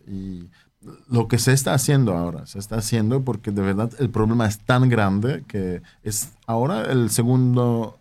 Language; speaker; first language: Spanish; non-native, fluent; Polish